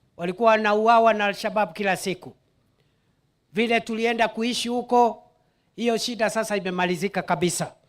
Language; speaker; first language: Swahili; non-native, local second language; Meru